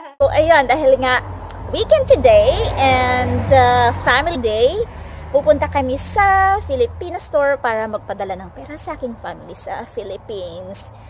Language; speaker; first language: Filipino; non-native, local second language; Hiligaynon